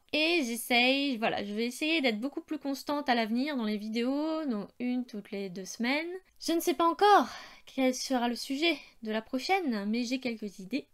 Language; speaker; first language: French; native; French